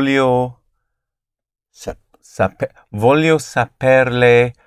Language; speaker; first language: Italian; non-native, learner; English